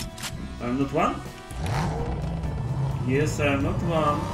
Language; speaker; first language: English; non-native, learner; Russian